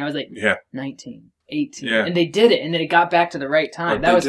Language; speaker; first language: English; native; English